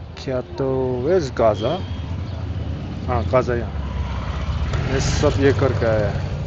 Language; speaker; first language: Hindi; non-native, local second language; Tibetan